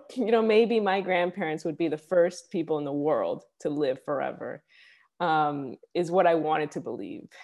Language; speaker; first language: English; native; English